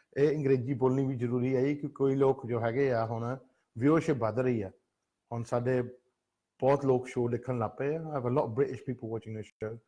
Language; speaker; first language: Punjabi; early bilingual, heritage; Punjabi